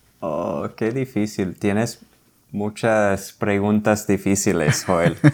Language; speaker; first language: Spanish; non-native, fluent; English